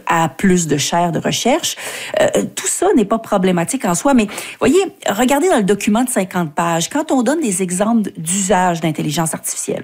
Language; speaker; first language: French; native; French